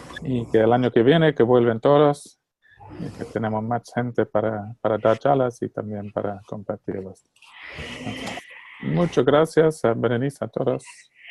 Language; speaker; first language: Spanish; non-native, fluent; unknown